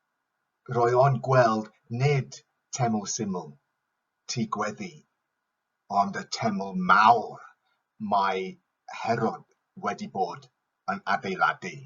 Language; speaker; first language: Welsh; non-native, fluent; English